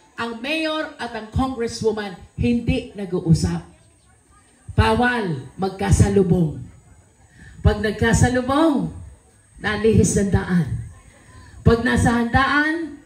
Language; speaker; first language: Filipino; native; Filipino